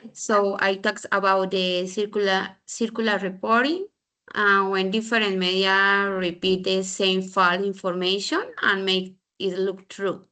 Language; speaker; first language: English; non-native, learner; Spanish